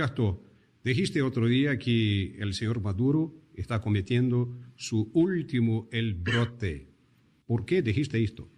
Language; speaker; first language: Spanish; non-native, fluent; Portuguese